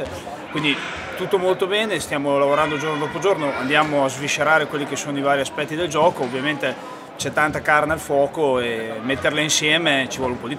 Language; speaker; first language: Italian; native; Italian